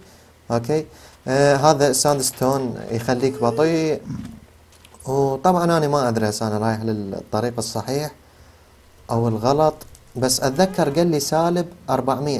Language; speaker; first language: Arabic; native; Arabic